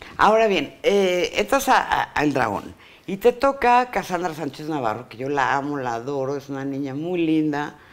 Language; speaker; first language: Spanish; native; Spanish